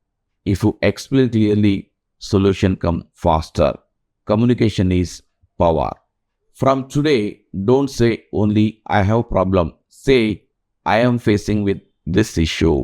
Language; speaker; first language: English; non-native, local second language; Telugu